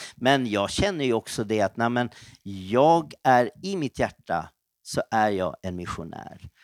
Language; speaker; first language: Swedish; native; Swedish